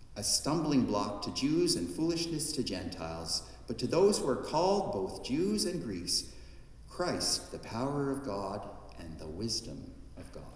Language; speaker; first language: English; native; English